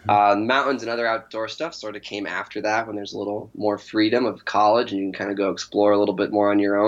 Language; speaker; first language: English; native; English